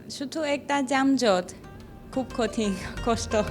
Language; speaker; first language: Bangla; non-native, learner; Chinese